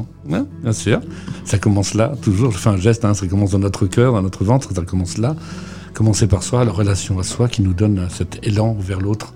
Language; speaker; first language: French; native; French